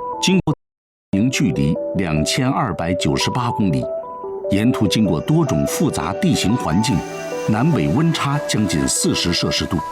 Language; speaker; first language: Chinese; native; Chinese